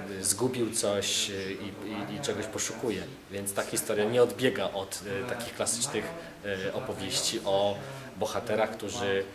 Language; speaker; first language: Polish; native; Polish